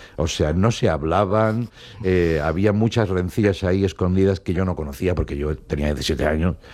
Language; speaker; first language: Spanish; non-native, local second language; Catalan